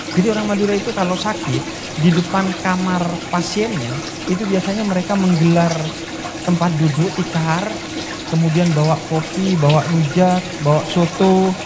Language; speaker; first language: Indonesian; native; Indonesian